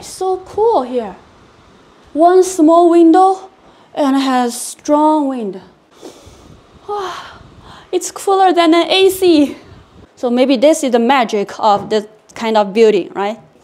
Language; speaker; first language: English; non-native, fluent; Chinese